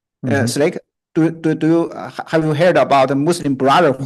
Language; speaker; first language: English; non-native, fluent; Chinese